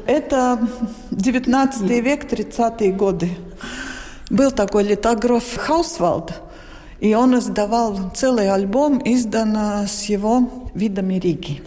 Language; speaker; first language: Russian; non-native, local second language; Latvian